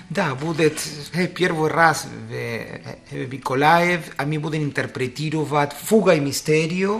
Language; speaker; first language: Russian; non-native, learner; Spanish